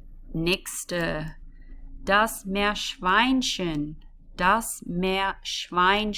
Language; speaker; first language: German; non-native, learner; English